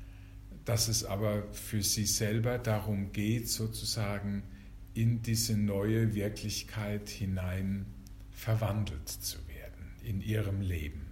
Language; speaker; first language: German; native; German